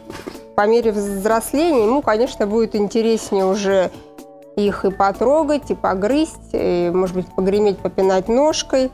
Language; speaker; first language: Russian; native; Russian